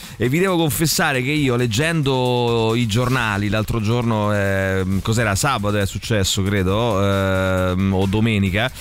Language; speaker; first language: Italian; native; Italian